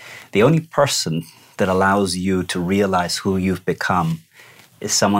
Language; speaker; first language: English; native; English